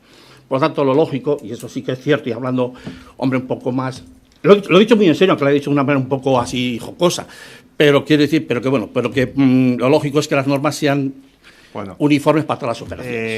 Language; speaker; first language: Spanish; native; Spanish